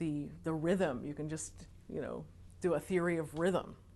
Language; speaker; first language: English; native; English